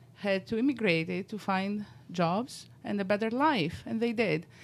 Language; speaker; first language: English; non-native, fluent; Greek